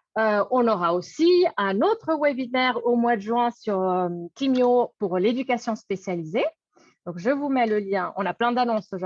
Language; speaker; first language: French; native; French